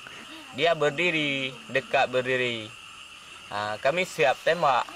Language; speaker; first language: Indonesian; non-native, local second language; Achinese